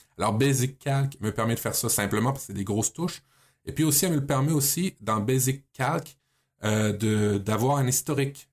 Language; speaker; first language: French; native; French